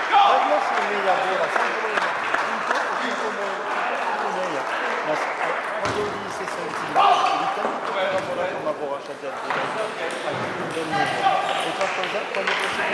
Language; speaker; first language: Portuguese; non-native, fluent; French